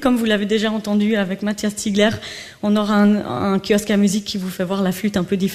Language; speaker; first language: French; native; French